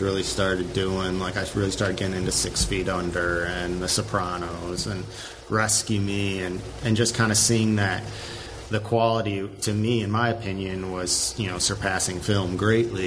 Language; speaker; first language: English; native; English